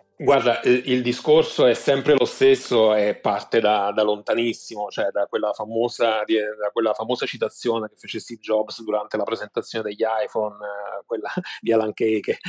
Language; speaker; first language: Italian; native; Italian